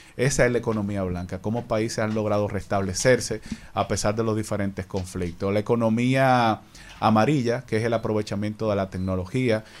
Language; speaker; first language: Spanish; native; Spanish